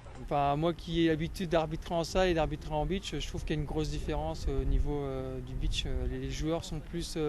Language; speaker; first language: French; native; French